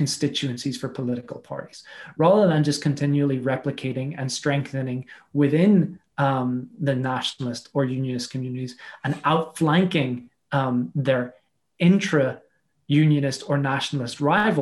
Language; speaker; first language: English; native; English